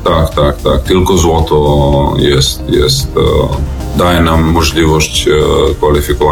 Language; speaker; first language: Polish; non-native, learner; Serbian